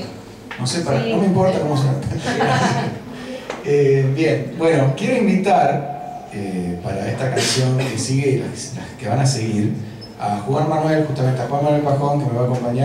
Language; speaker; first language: Spanish; native; Spanish